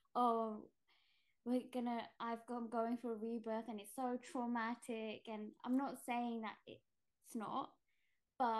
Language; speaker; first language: English; native; English